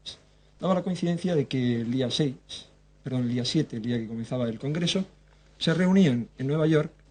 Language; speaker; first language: Spanish; native; Spanish